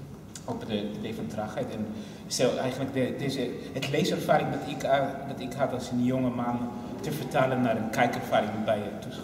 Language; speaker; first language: Dutch; non-native, fluent; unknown